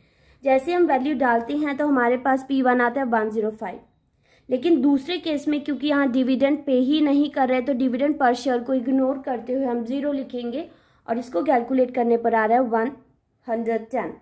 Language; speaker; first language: Hindi; native; Hindi